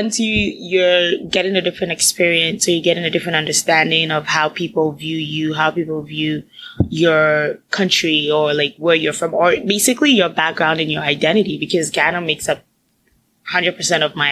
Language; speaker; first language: English; non-native, local second language; Akan